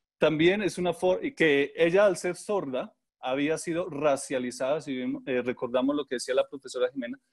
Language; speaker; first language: Spanish; native; Spanish